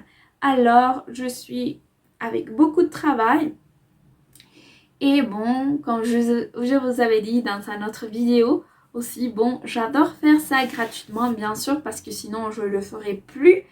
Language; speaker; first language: French; non-native, fluent; Spanish